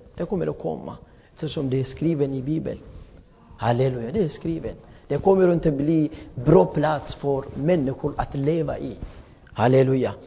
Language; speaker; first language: Swedish; non-native, fluent; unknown